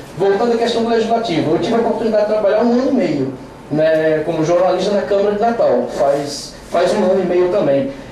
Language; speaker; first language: Portuguese; native; Portuguese